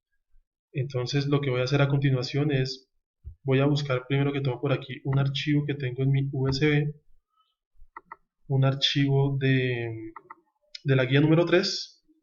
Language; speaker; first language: Spanish; native; Spanish